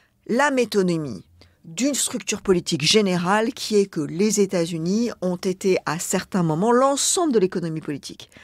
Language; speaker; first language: French; native; French